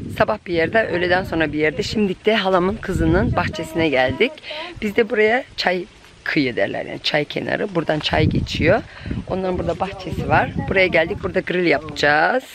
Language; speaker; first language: Turkish; native; Turkish